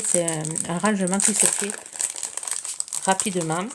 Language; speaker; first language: French; native; French